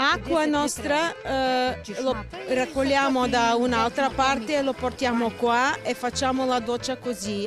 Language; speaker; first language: Italian; non-native, learner; Bulgarian